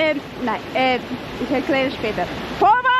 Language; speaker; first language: German; non-native, learner; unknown